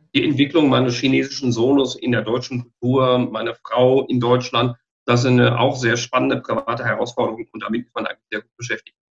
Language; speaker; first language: German; native; German